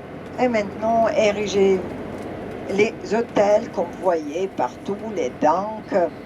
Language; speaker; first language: French; non-native, fluent; Serbian